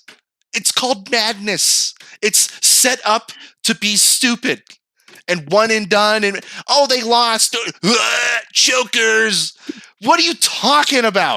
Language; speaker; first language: English; native; English